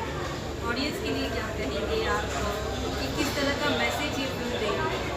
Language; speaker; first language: Hindi; native; Hindi